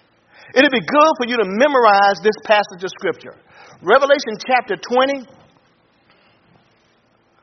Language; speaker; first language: English; native; English